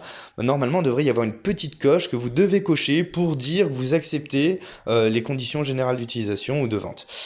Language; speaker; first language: French; native; French